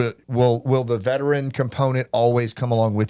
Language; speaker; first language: English; native; English